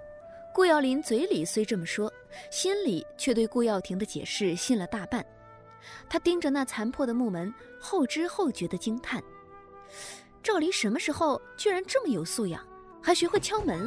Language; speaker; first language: Chinese; native; Chinese